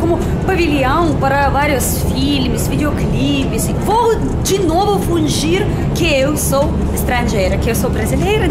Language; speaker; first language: Portuguese; non-native, learner; Russian